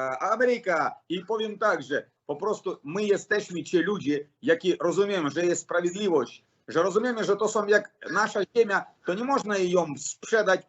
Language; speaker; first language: Polish; non-native, learner; Russian